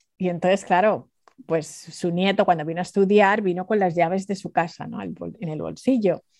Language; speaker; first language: Spanish; early bilingual, other home language; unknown